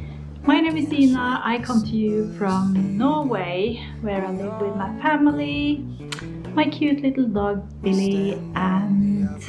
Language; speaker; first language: English; non-native, fluent; Norwegian